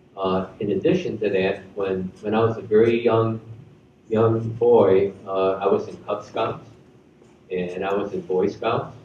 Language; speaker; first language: English; native; English